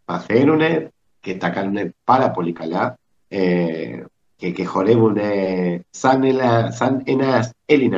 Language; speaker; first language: Greek; early bilingual, heritage; Spanish